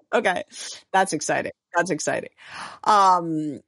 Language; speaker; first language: English; native; English